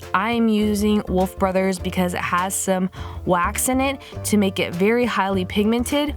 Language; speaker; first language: English; native; English